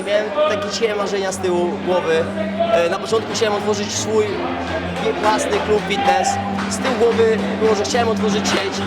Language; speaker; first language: Polish; native; Polish